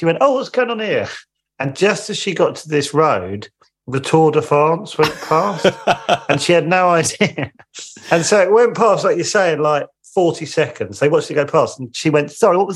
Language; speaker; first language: English; native; English